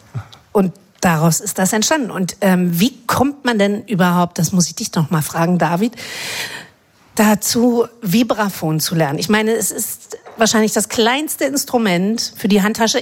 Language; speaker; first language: German; native; German